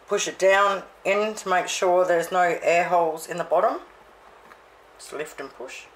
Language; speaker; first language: English; native; English